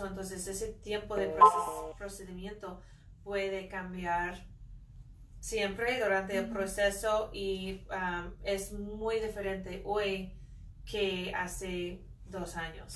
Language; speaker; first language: Spanish; non-native, fluent; English